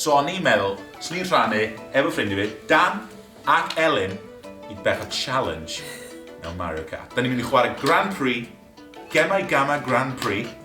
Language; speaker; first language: Welsh; native; Welsh